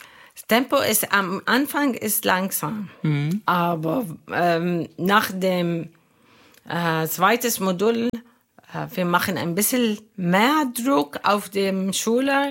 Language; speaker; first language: German; non-native, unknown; Arabic